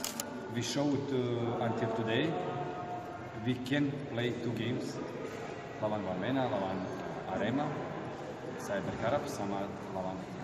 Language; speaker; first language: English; non-native, learner; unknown